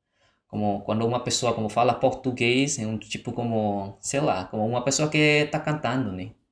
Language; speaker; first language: Portuguese; non-native, fluent; Indonesian